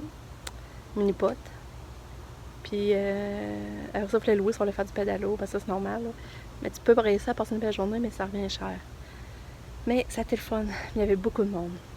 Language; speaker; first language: French; native; French